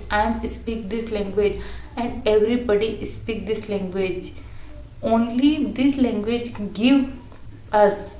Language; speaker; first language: English; non-native, learner; Hindi